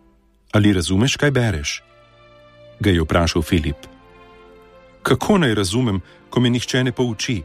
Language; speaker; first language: Slovenian; native; Slovenian